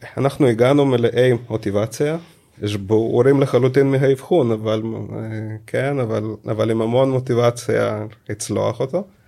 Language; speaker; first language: Hebrew; early bilingual, other home language; Russian